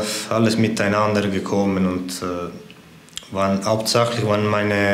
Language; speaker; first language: German; non-native, fluent; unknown